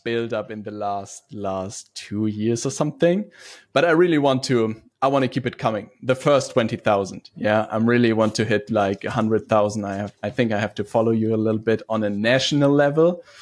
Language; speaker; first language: English; non-native, fluent; German